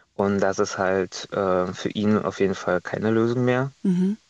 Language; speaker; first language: German; non-native, fluent; Estonian